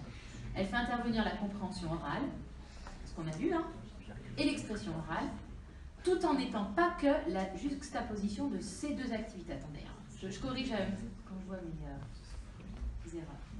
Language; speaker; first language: French; native; French